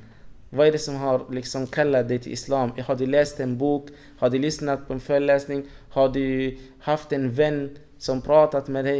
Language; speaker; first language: Swedish; non-native, fluent; Arabic